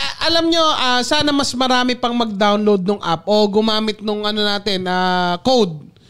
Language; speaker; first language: Filipino; native; Filipino